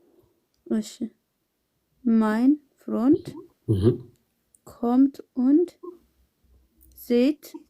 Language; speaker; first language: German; non-native, learner; Amharic